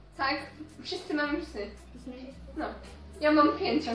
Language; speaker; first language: Polish; early bilingual, heritage; Polish